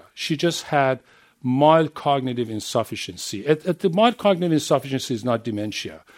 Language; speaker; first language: English; non-native, fluent; Persian